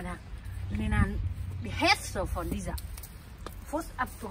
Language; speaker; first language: German; non-native, learner; Vietnamese